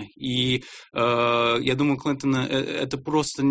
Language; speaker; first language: Russian; non-native, fluent; English